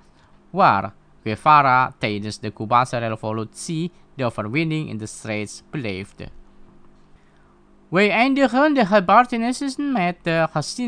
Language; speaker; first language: Dutch; non-native, fluent; Indonesian